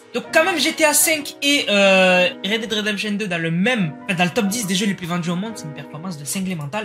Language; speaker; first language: French; native; French